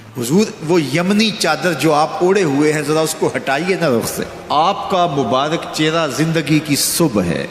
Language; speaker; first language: Urdu; non-native, local second language; Punjabi